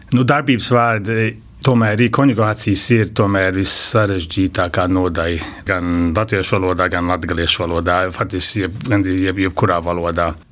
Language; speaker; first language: Latvian; early bilingual, heritage; Latvian